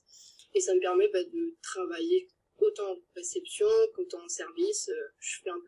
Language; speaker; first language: French; native; French